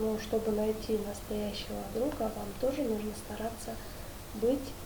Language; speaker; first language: Russian; non-native, local second language; Kyrgyz